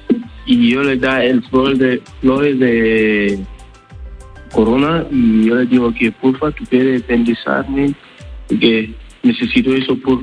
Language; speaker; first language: Spanish; non-native, learner; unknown